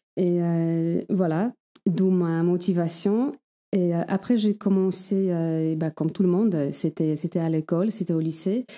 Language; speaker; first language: French; non-native, fluent; Polish